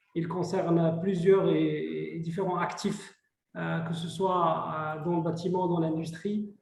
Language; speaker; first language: French; non-native, local second language; Arabic